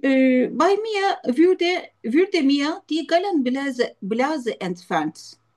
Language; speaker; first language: German; non-native, learner; Turkish